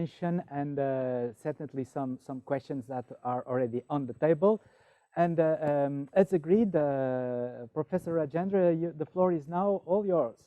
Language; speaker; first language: English; non-native, fluent; Portuguese